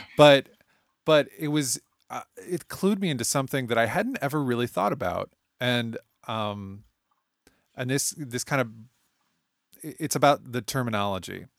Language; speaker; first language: English; native; English